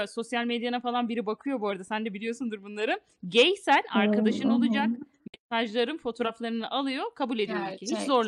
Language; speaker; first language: Turkish; native; Turkish